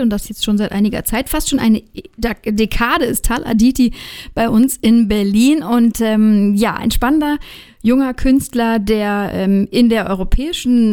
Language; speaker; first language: German; native; German